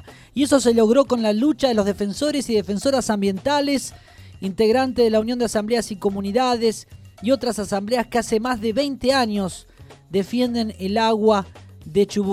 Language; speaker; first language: Spanish; native; Spanish